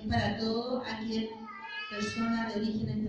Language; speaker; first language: Spanish; native; Spanish